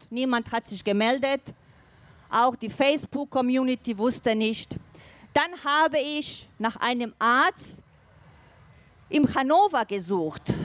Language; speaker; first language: German; non-native, fluent; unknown